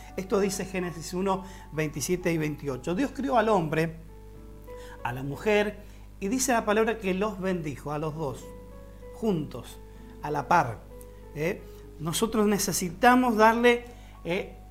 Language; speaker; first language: Spanish; native; Spanish